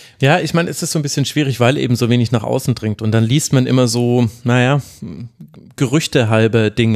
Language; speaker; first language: German; native; German